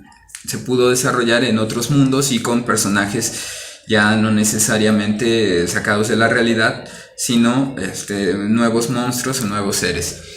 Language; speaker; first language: Spanish; native; Spanish